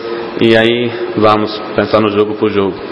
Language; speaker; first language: Portuguese; non-native, fluent; German